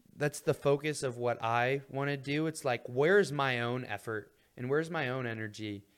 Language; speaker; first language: English; native; English